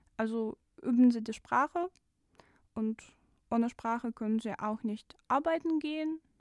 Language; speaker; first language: German; non-native, fluent; Russian